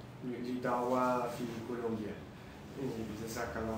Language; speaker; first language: Arabic; non-native, learner; Spanish